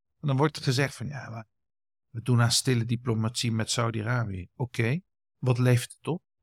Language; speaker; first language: Dutch; early bilingual, other home language; Kurdish